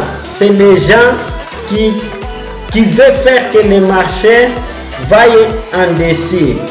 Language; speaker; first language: French; non-native, fluent; Portuguese